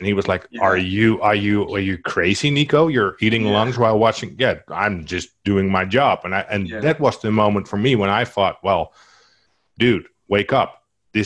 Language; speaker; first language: English; non-native, fluent; Dutch